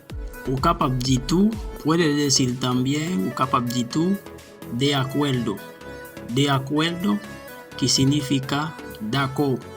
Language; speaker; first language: Spanish; non-native, learner; Haitian Creole